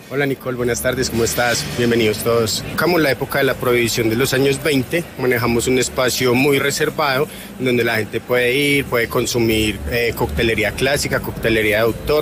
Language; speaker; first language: Spanish; native; Spanish